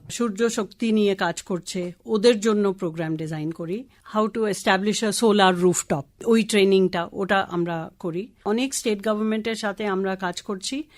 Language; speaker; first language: Bangla; non-native, local second language; Tamil